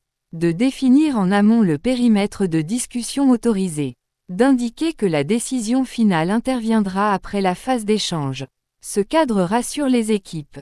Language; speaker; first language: French; native; French